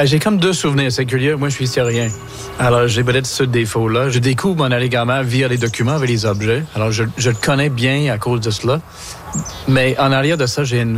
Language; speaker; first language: French; non-native, local second language; English